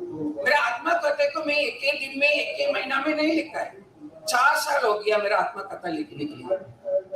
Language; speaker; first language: Hindi; non-native, local second language; Tamil